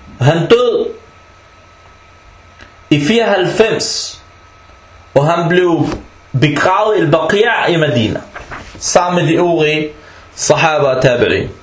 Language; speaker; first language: Danish; early bilingual, other home language; Arabic